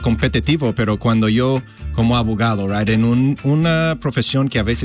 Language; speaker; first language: Spanish; non-native, fluent; English